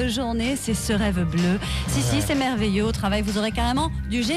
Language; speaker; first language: French; native; French